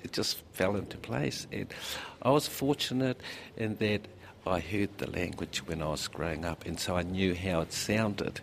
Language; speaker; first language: English; native; English